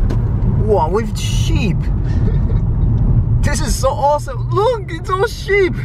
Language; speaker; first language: English; non-native, fluent; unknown